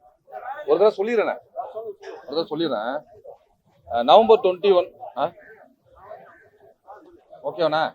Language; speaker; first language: Tamil; native; Tamil